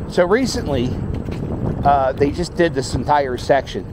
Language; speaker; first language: English; native; English